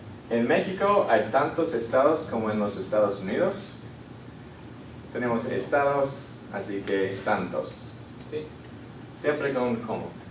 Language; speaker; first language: Spanish; non-native, fluent; English